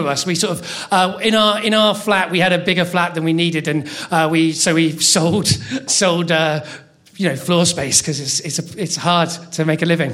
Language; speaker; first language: English; native; English